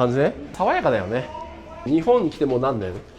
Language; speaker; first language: Japanese; native; Japanese